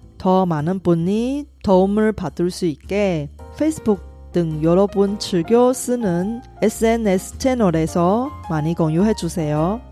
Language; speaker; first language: Korean; non-native, fluent; Chinese